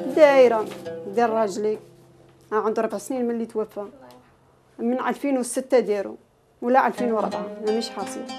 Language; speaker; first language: Arabic; native; Arabic